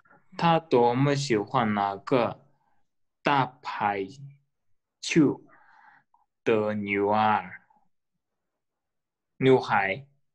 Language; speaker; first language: Chinese; non-native, learner; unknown